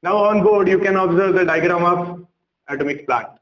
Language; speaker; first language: English; non-native, local second language; Marathi